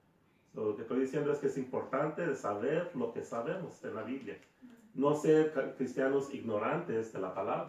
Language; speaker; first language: Spanish; early bilingual, heritage; Spanish